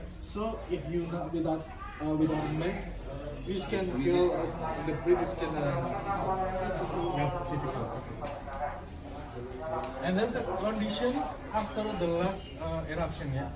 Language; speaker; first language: English; non-native, learner; Indonesian